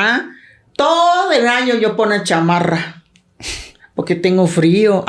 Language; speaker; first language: Spanish; non-native, learner; Thai